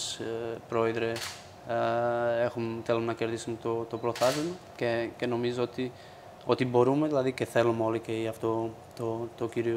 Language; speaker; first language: Greek; non-native, fluent; Portuguese